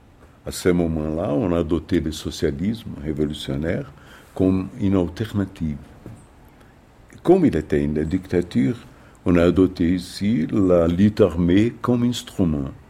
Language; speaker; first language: French; non-native, fluent; Portuguese